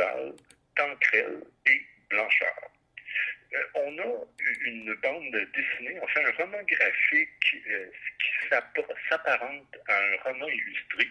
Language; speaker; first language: French; native; French